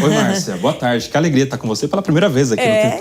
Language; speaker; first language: Portuguese; native; Portuguese